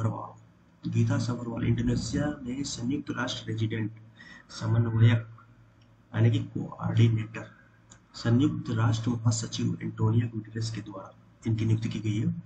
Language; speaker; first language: Hindi; native; Hindi